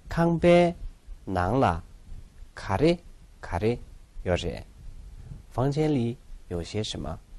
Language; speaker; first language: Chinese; non-native, local second language; Tibetan